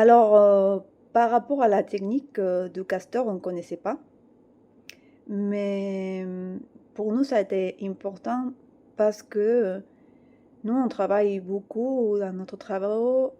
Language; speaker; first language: French; non-native, fluent; Catalan